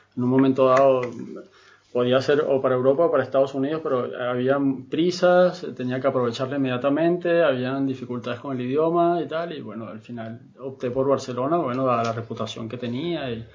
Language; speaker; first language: Spanish; native; Spanish